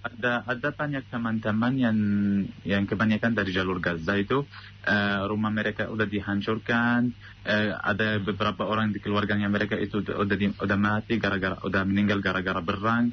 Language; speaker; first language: Indonesian; non-native, fluent; Arabic